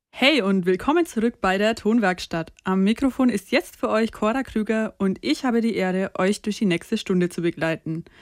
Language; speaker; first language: German; native; German